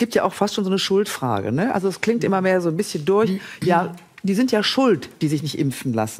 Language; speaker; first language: German; native; German